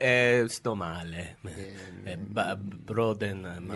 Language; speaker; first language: Italian; non-native, learner; English